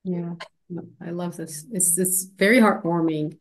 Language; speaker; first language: English; non-native, fluent; Arabic